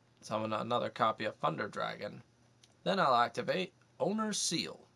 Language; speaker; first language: English; native; English